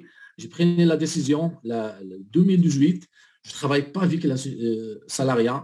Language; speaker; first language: French; non-native, learner; Arabic